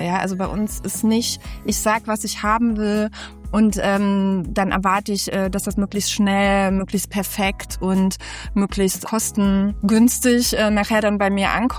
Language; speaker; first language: German; native; German